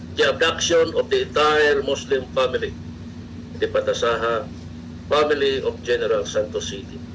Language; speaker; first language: English; non-native, local second language; Cebuano